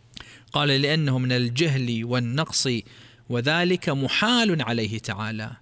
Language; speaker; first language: Arabic; native; Arabic